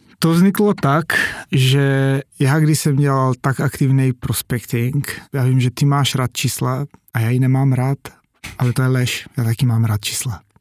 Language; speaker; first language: Czech; non-native, fluent; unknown